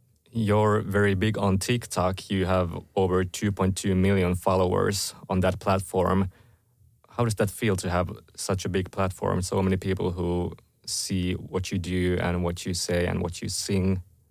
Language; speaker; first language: English; non-native, fluent; Finnish